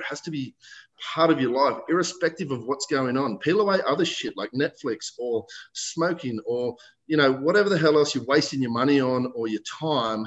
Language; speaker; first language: English; native; English